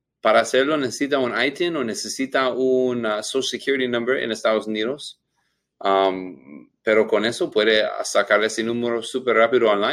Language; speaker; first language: Spanish; non-native, learner; English